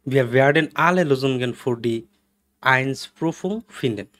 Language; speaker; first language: German; non-native, learner; Bangla